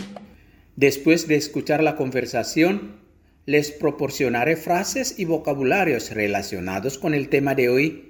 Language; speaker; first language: Spanish; non-native, fluent; Indonesian